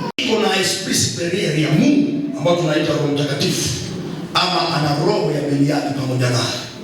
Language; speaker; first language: Swahili; non-native, local second language; Nande